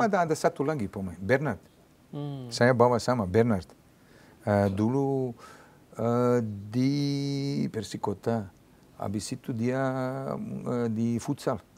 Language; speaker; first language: Indonesian; non-native, fluent; Serbian